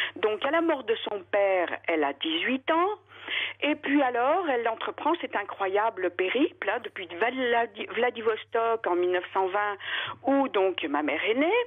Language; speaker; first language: French; native; French